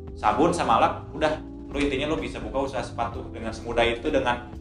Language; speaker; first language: Indonesian; native; Indonesian